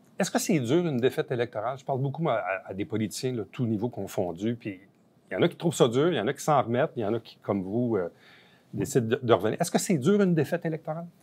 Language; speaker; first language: French; native; French